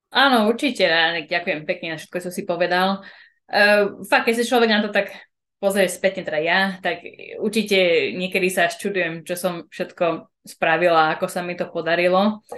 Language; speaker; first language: Slovak; early bilingual, heritage; Slovak